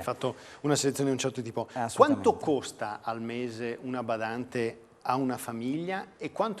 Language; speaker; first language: Italian; native; Italian